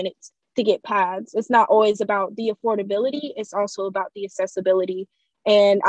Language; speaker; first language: English; native; English